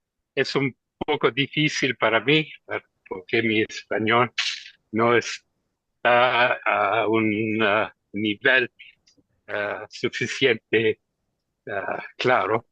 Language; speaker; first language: Spanish; non-native, learner; English